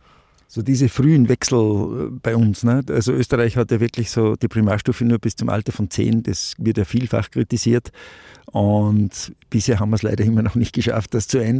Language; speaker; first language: German; native; German